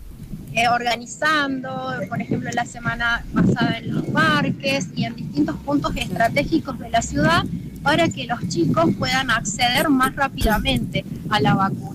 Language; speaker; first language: Spanish; native; Spanish